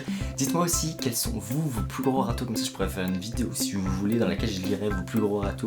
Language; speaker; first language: French; native; French